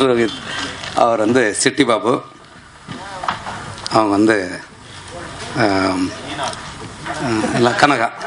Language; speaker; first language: Tamil; native; Tamil